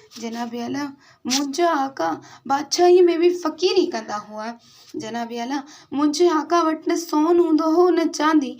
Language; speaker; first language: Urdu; non-native, local second language; Sindhi